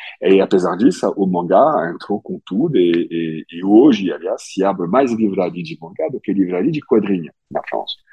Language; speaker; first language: Portuguese; non-native, fluent; French